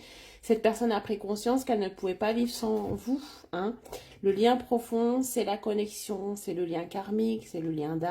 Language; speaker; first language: French; native; French